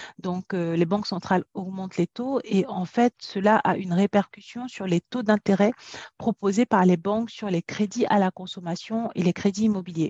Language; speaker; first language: French; native; French